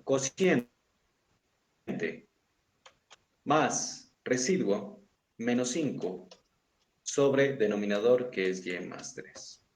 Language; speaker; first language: Spanish; native; Spanish